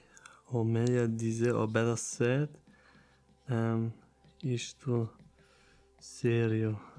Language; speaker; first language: Portuguese; non-native, learner; German